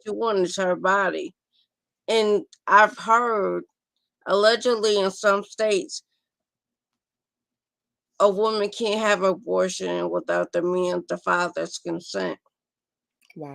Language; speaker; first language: English; native; English